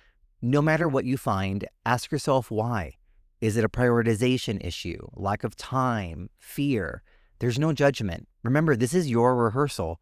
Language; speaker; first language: English; native; English